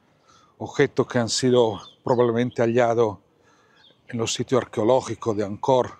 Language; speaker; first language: Spanish; non-native, fluent; Italian